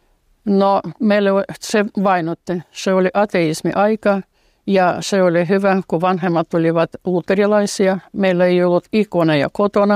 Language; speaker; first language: Finnish; non-native, fluent; Russian